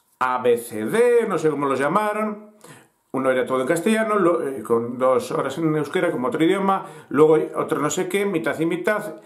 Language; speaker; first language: Spanish; native; Spanish